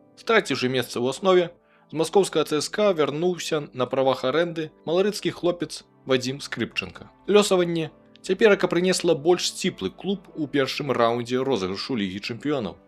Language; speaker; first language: Belarusian; native; Belarusian